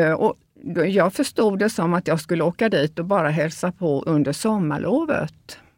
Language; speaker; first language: Swedish; early bilingual, other home language; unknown